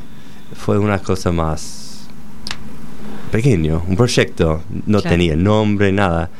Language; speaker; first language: Spanish; non-native, fluent; English